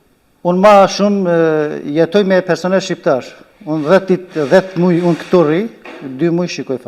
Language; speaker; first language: Albanian; non-native, learner; Turkish